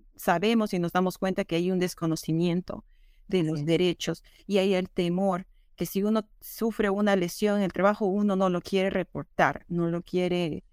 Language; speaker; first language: Spanish; native; Spanish